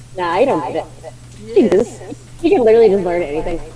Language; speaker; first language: English; non-native, fluent; Spanish